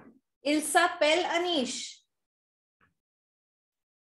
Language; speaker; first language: French; non-native, fluent; Hindi